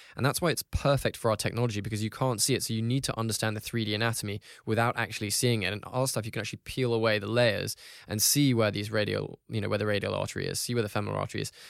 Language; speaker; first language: English; native; English